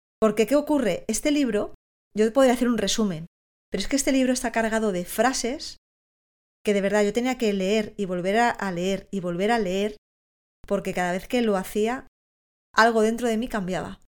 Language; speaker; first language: Spanish; native; Spanish